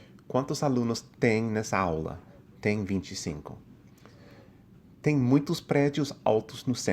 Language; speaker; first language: Portuguese; non-native, fluent; English